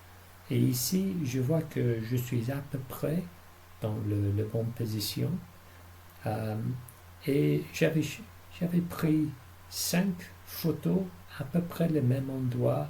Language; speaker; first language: French; non-native, fluent; English